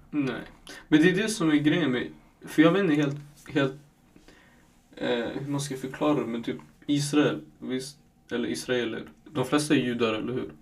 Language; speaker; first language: Swedish; native; Swedish